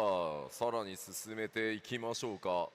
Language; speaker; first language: Japanese; native; Japanese